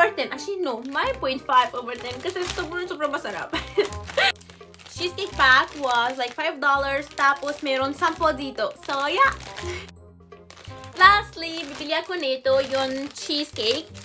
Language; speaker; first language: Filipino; non-native, learner; English